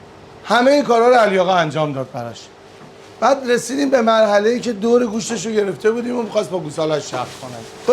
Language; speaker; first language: Persian; native; Persian